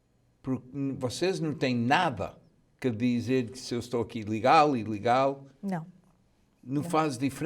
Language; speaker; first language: Portuguese; early bilingual, heritage; Portuguese